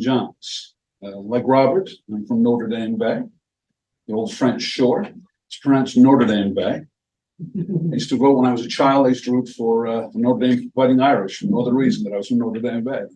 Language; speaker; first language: English; native; English